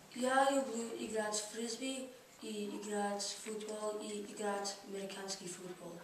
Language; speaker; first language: Russian; non-native, learner; English